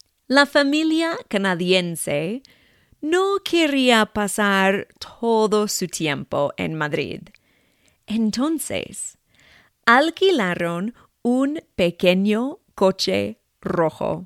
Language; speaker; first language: Spanish; non-native, fluent; English